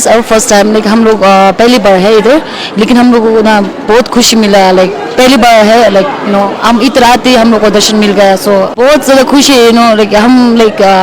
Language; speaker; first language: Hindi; non-native, learner; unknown